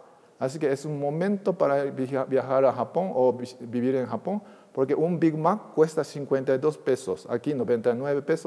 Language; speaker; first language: Spanish; non-native, fluent; Japanese